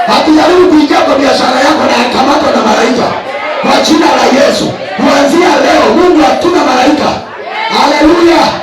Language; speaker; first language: Swahili; non-native, local second language; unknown